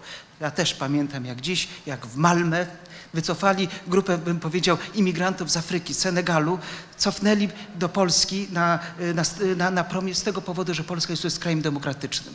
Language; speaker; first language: Polish; native; Polish